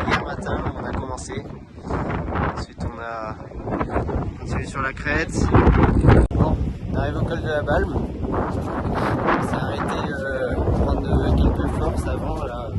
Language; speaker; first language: French; native; French